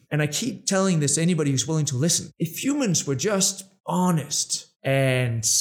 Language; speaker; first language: English; non-native, fluent; Danish